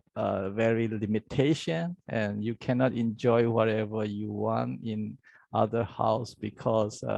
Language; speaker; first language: English; non-native, learner; Burmese